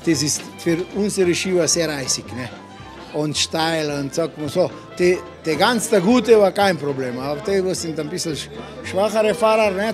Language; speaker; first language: German; non-native, learner; Slovenian